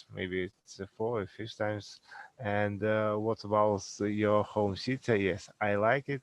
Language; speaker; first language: English; non-native, learner; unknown